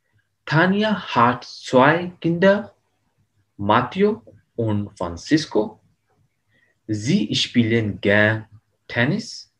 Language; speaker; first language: German; non-native, learner; Hindi